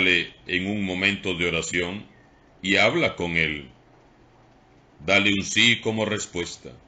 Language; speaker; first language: Spanish; native; Spanish